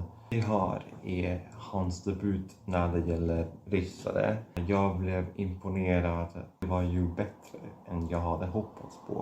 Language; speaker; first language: Swedish; non-native, fluent; Catalan